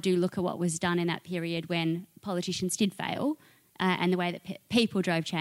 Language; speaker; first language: English; native; English